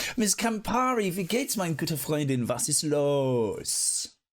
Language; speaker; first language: German; non-native, learner; English